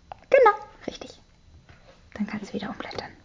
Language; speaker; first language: German; native; German